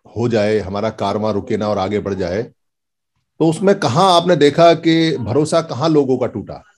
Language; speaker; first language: Hindi; native; Hindi